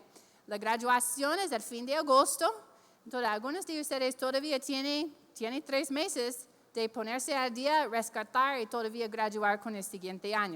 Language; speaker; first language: Spanish; non-native, fluent; English